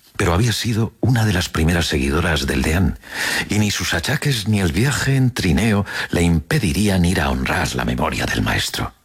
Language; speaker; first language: Spanish; native; Spanish